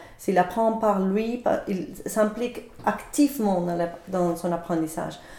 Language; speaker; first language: French; non-native, fluent; Spanish